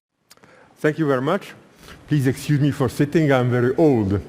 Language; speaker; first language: English; non-native, fluent; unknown